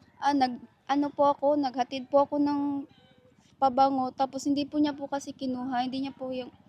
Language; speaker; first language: Filipino; native; Filipino